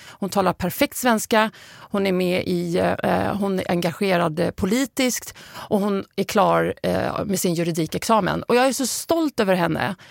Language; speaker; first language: Swedish; early bilingual, other home language; Arabic